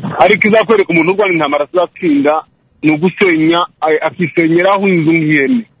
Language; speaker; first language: Kinyarwanda; native; Kinyarwanda